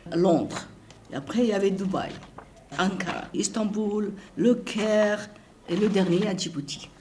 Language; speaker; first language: French; non-native, fluent; Somali